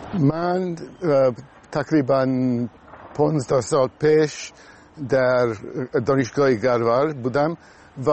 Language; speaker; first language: Persian; non-native, fluent; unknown